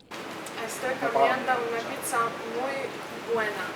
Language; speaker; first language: Spanish; non-native, learner; Russian